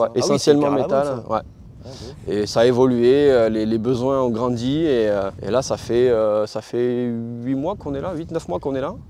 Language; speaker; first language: French; native; French